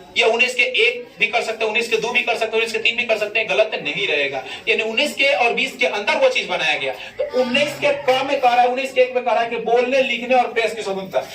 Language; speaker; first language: Hindi; native; Hindi